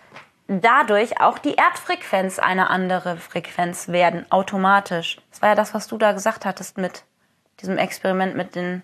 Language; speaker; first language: German; native; German